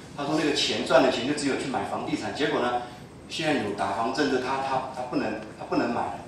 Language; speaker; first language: Chinese; native; Chinese